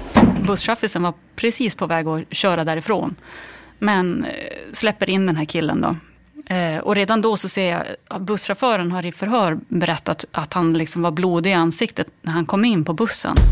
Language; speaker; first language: Swedish; native; Swedish